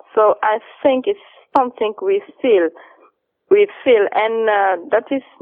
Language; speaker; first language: English; non-native, fluent; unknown